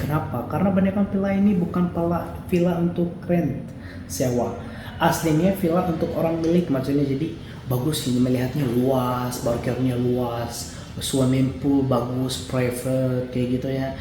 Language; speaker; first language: Indonesian; non-native, fluent; Arabic